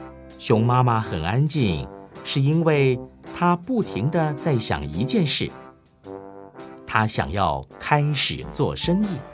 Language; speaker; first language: Chinese; native; Chinese